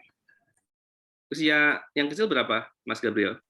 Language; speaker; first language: Indonesian; native; Indonesian